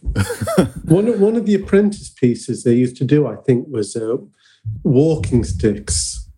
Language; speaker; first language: English; native; English